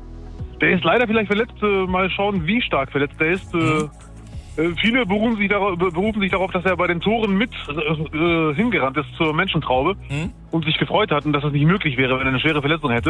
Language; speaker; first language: German; early bilingual, other home language; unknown